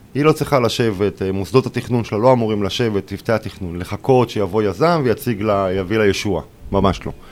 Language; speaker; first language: Hebrew; native; Hebrew